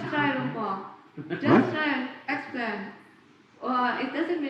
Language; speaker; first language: English; non-native, learner; Indonesian